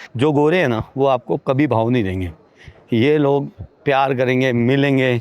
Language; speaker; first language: Hindi; native; Hindi